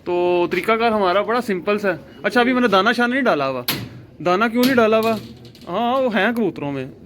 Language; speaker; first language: Urdu; non-native, local second language; Punjabi